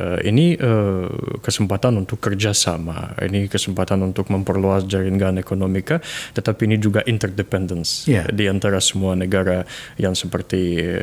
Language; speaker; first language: Indonesian; non-native, fluent; Russian